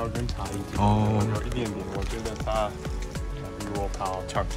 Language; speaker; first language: Chinese; non-native, fluent; English